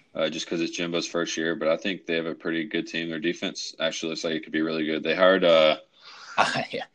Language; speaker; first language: English; native; English